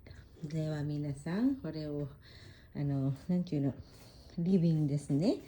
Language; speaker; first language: Japanese; non-native, learner; Filipino